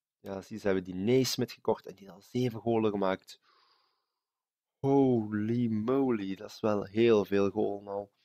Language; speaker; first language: Dutch; native; Dutch